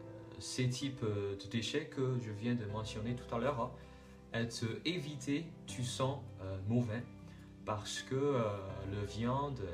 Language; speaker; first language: French; non-native, learner; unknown